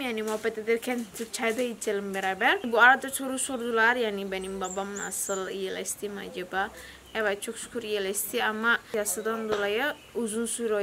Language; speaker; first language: Turkish; non-native, learner; Indonesian